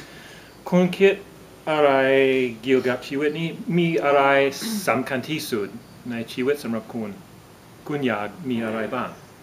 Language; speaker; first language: Thai; non-native, fluent; English